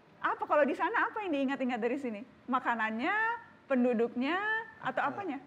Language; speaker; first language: Indonesian; native; Indonesian